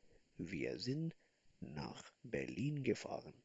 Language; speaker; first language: German; non-native, fluent; Urdu